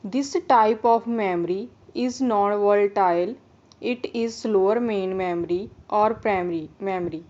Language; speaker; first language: English; non-native, local second language; Punjabi